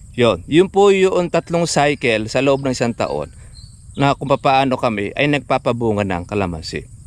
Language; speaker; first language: Filipino; native; Filipino